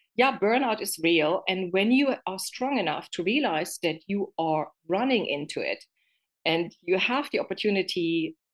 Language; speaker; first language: English; non-native, fluent; German